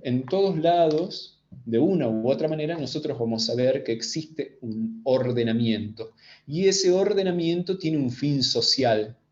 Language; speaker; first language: Spanish; native; Spanish